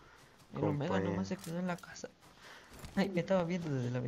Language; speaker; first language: Spanish; native; Spanish